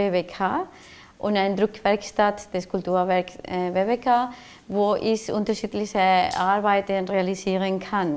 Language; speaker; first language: German; non-native, fluent; Spanish